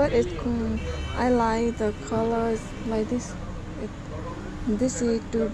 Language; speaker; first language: English; non-native, learner; Vietnamese